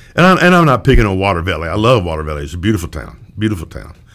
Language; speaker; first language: English; native; English